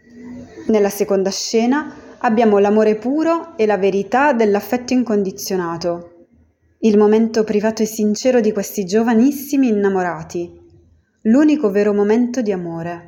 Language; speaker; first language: Italian; native; Italian